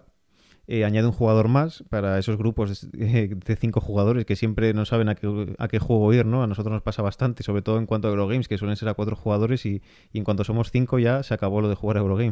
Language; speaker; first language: Spanish; native; Spanish